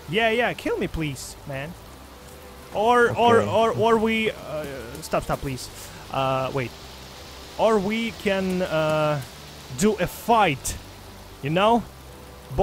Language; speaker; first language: English; non-native, learner; Russian